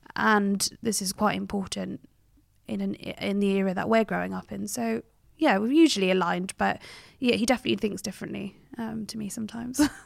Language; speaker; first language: English; native; English